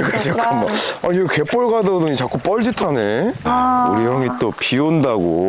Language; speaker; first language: Korean; native; Korean